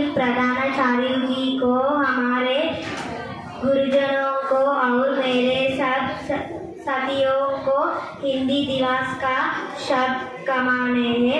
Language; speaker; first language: Hindi; non-native, local second language; Telugu